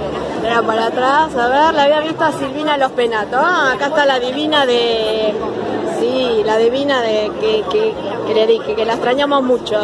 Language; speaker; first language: Spanish; native; Spanish